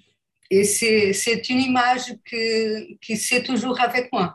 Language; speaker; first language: French; non-native, fluent; Portuguese